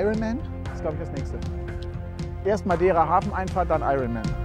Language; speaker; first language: German; native; German